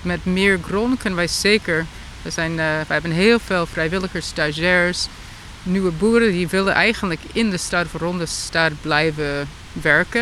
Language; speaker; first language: Dutch; non-native, fluent; English